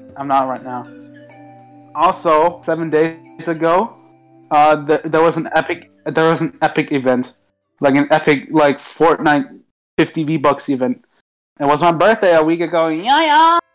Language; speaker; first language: English; non-native, fluent; German